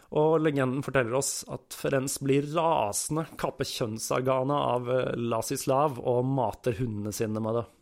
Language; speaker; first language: Norwegian; native; Norwegian